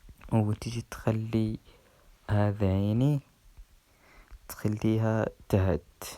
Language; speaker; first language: Arabic; native; Arabic